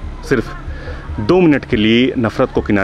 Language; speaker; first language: Hindi; native; Hindi